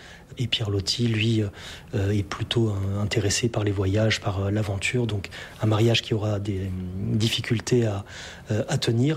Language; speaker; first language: French; native; French